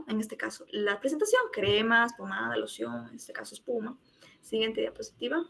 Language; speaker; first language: Spanish; native; Spanish